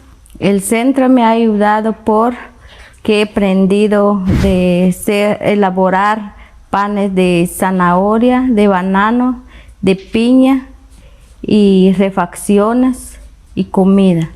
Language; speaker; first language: Spanish; non-native, local second language; Kaqchikel